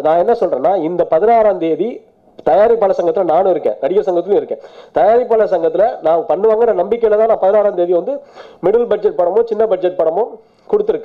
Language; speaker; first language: Tamil; native; Tamil